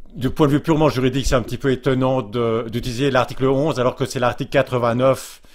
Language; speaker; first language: French; native; French